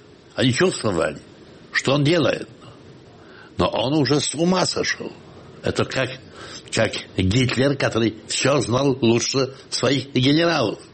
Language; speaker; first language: Russian; non-native, fluent; Polish